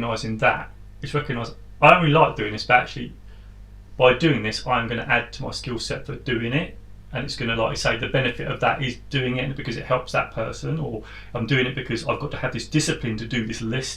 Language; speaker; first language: English; native; English